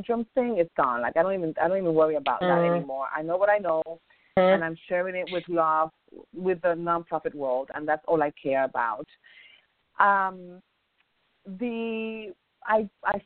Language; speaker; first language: English; non-native, fluent; Spanish